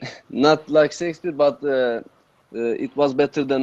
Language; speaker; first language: English; non-native, learner; Turkish